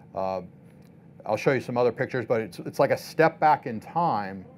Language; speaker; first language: English; native; English